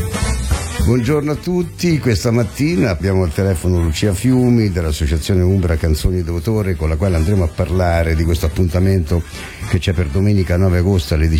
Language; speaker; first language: Italian; native; Italian